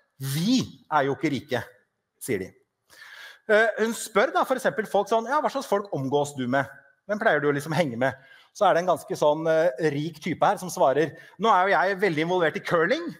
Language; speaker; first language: Norwegian; native; Norwegian